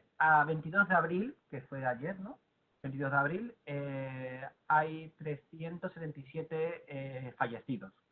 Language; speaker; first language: Spanish; native; Spanish